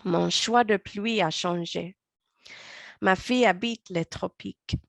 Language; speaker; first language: French; early bilingual, heritage; French